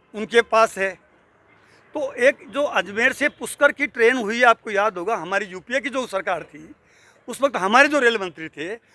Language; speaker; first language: Hindi; native; Hindi